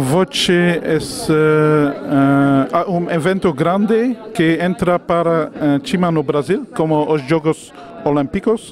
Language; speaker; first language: Portuguese; non-native, learner; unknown